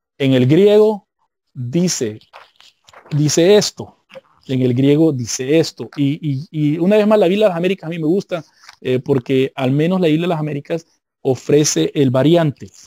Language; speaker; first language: Spanish; native; Spanish